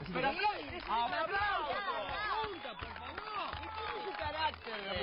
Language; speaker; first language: Spanish; native; Spanish